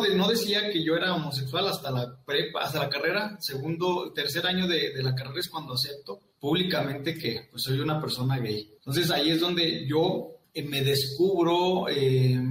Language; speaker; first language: Spanish; native; Spanish